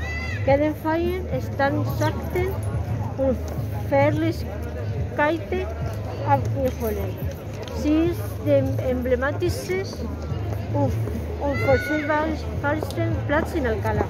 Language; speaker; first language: German; non-native, learner; Spanish